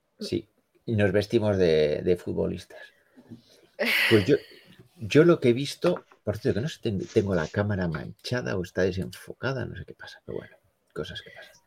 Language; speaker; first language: Spanish; native; Spanish